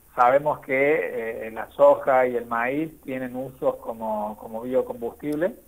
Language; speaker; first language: Spanish; native; Spanish